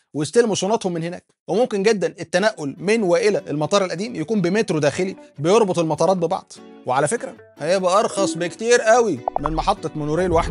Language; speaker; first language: Arabic; native; Arabic